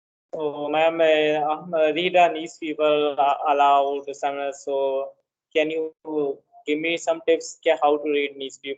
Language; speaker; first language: English; non-native, learner; Hindi